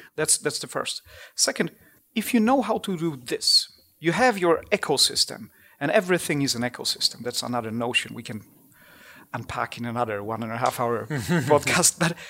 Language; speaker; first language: English; non-native, fluent; Polish